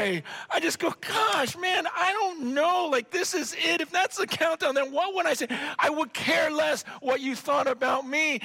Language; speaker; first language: English; native; English